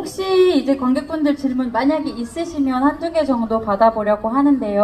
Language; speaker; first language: Korean; native; Korean